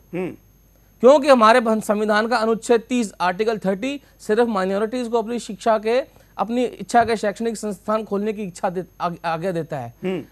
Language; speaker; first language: Hindi; native; Hindi